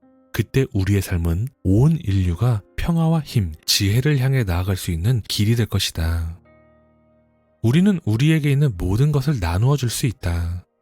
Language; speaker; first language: Korean; native; Korean